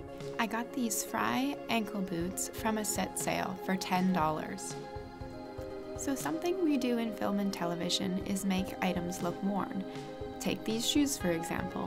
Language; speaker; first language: English; native; English